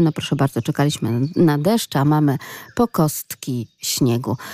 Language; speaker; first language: Polish; native; Polish